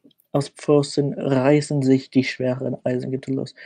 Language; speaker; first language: German; non-native, learner; English